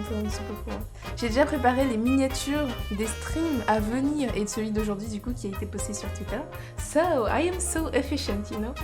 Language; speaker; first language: French; native; French